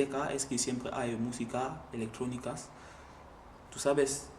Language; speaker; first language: Spanish; non-native, learner; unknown